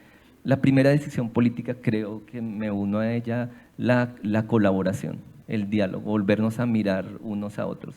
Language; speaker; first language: Spanish; native; Spanish